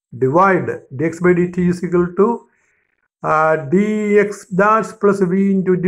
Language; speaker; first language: English; non-native, local second language; Malayalam